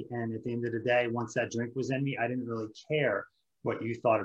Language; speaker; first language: English; native; English